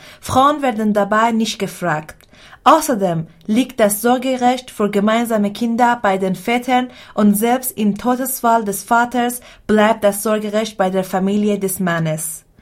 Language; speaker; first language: German; non-native, fluent; Persian